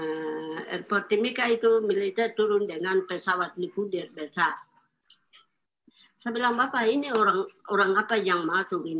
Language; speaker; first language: Indonesian; non-native, local second language; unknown